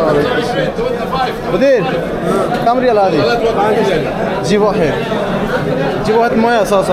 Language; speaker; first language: Arabic; non-native, learner; Bangla